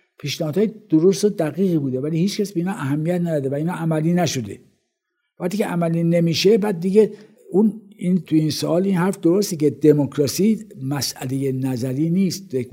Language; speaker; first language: Persian; native; Persian